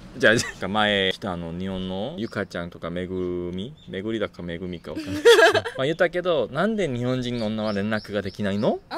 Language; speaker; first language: Japanese; non-native, fluent; Korean